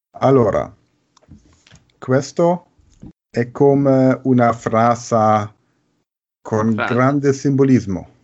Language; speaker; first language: Italian; non-native, learner; German